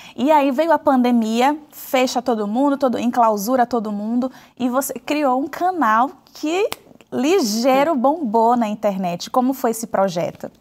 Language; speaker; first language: Portuguese; native; Portuguese